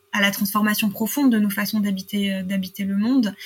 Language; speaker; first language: French; native; French